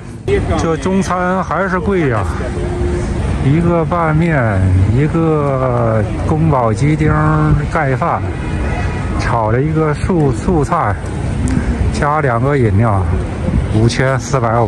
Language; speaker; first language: Chinese; native; Chinese